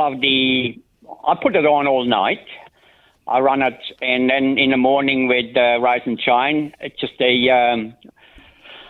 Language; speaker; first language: English; non-native, fluent; German